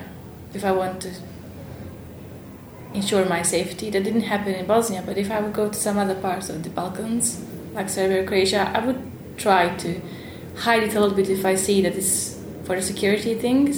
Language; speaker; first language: English; non-native, fluent; Bosnian